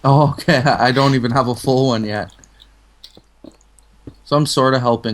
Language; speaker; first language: English; native; English